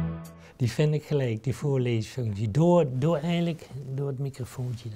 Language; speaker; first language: Dutch; native; Dutch